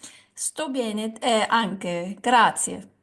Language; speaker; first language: Italian; non-native, learner; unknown